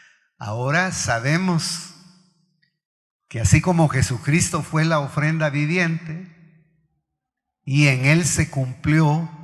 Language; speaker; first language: Spanish; native; Spanish